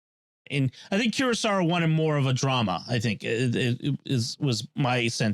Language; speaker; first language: English; native; English